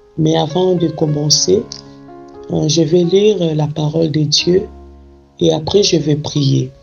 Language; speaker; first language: French; non-native, local second language; Lingala